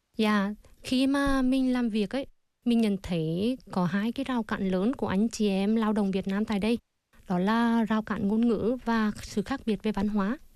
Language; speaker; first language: Vietnamese; native; Vietnamese